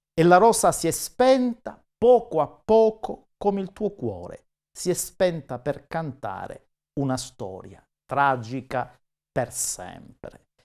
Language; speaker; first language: Italian; native; Italian